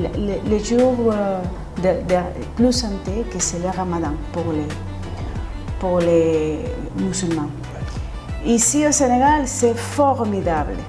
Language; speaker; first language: French; non-native, fluent; Spanish